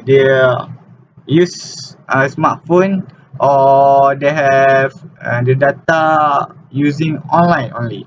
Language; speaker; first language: English; non-native, learner; Malay